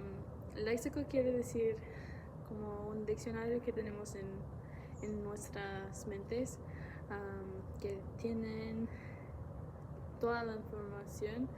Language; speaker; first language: Spanish; non-native, fluent; English